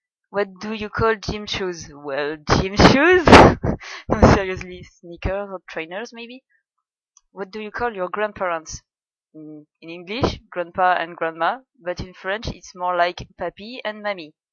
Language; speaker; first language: English; non-native, fluent; French